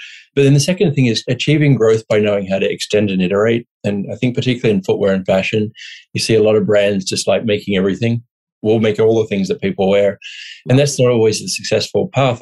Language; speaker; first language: English; native; English